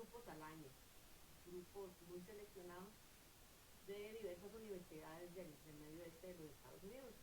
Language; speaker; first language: Spanish; native; Spanish